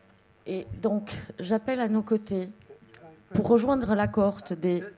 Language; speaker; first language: French; native; French